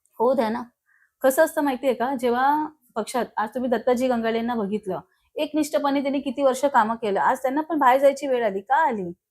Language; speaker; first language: Marathi; non-native, local second language; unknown